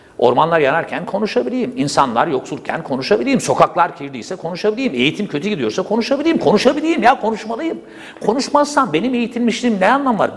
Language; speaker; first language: Turkish; native; Turkish